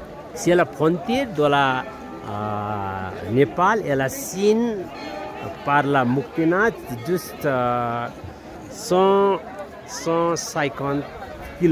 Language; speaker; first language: French; non-native, learner; Nepali